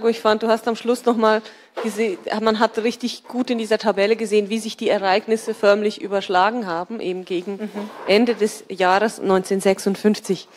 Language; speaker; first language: German; native; German